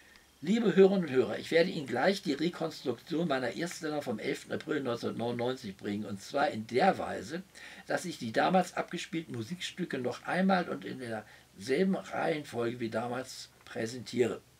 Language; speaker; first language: German; native; German